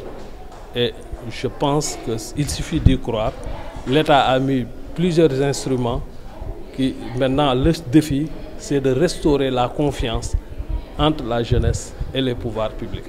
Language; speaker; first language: French; non-native, local second language; Wolof